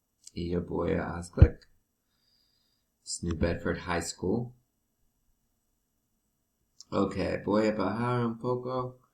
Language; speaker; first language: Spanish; non-native, learner; English